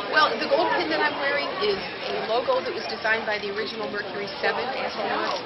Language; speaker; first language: English; native; English